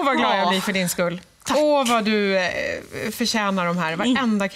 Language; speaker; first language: Swedish; native; Swedish